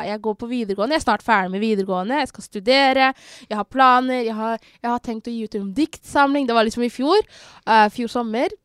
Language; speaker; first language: Norwegian; early bilingual, other home language; Somali